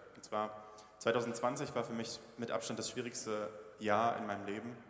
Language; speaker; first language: German; native; German